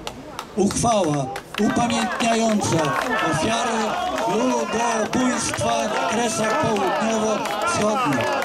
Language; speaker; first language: Polish; native; Polish